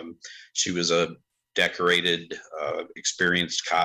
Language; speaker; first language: English; native; English